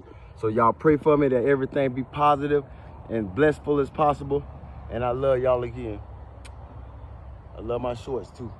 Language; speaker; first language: English; native; English